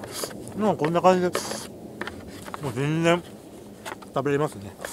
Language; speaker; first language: Japanese; native; Japanese